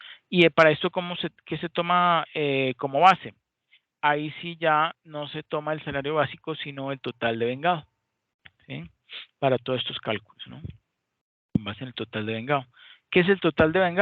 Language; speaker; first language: Spanish; native; Spanish